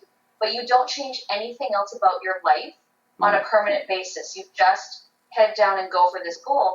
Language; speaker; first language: English; native; English